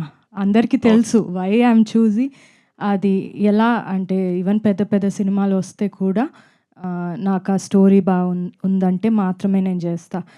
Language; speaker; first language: Telugu; non-native, fluent; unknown